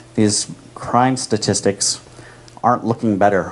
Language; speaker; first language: English; native; English